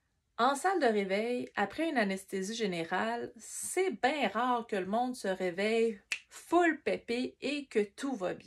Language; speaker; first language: French; native; French